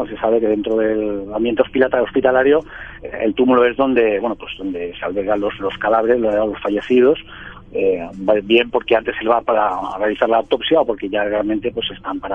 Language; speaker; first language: Spanish; native; Spanish